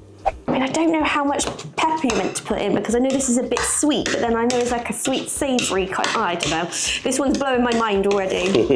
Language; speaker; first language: English; native; English